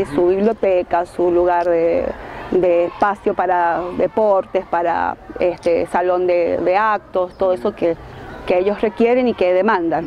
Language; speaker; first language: Spanish; native; Spanish